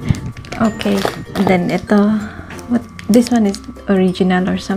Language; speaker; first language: English; non-native, local second language; Filipino